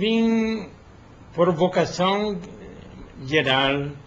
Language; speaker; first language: Portuguese; non-native, fluent; Spanish